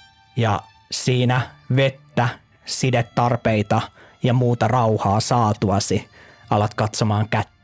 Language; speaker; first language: Finnish; native; Finnish